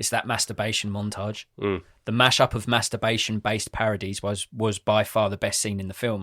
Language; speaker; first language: English; native; English